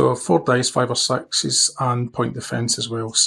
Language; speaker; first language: English; native; English